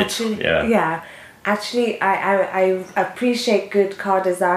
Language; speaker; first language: English; native; English